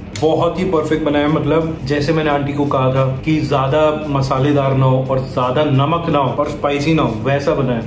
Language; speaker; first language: Hindi; native; Hindi